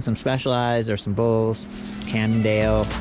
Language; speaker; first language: English; native; English